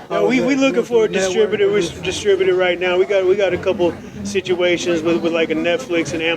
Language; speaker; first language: English; native; English